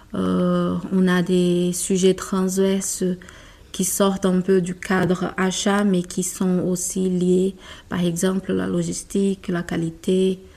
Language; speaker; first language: French; non-native, fluent; Portuguese